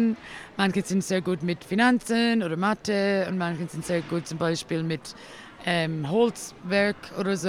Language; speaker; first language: German; non-native, learner; English